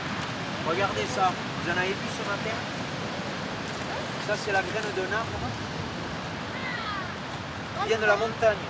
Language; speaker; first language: French; native; French